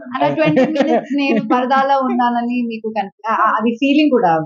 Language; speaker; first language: Telugu; non-native, local second language; Malayalam